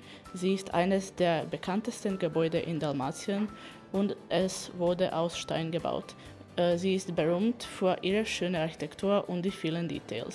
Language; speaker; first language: German; non-native, learner; Croatian